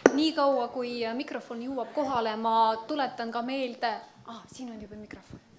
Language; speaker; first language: Estonian; non-native, local second language; Russian